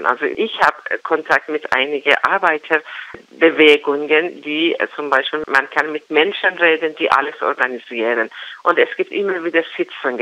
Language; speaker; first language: German; non-native, learner; Persian